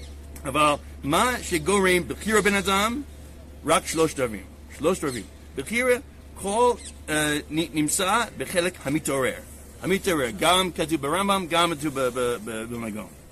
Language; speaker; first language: Hebrew; non-native, learner; English